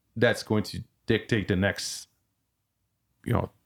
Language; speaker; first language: English; early bilingual, other home language; French